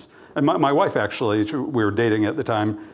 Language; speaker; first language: English; native; English